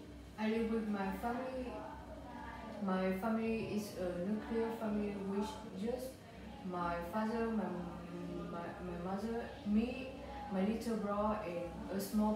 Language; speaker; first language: English; non-native, learner; Vietnamese